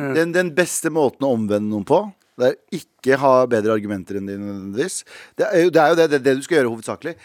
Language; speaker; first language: Norwegian; early bilingual, other home language; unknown